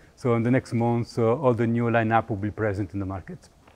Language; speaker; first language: English; non-native, fluent; Italian